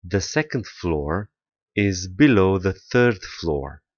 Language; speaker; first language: English; non-native, fluent; Romanian